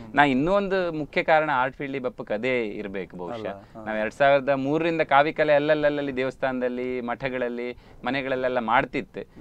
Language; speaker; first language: Kannada; native; Kannada